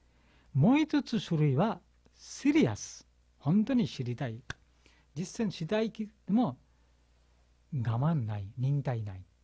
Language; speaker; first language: Japanese; non-native, learner; Bangla